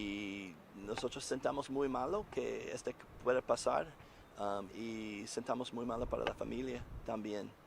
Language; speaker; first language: Spanish; non-native, learner; English